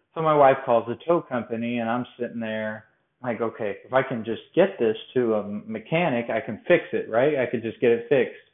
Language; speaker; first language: English; native; English